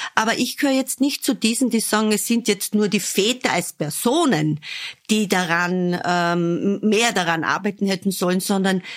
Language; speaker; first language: German; native; German